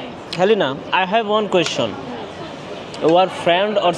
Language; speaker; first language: English; non-native, learner; Bangla